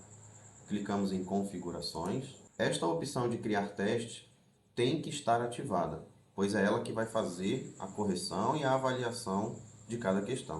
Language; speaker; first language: Portuguese; native; Portuguese